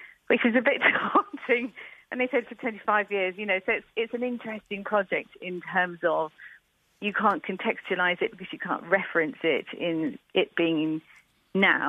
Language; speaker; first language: English; native; English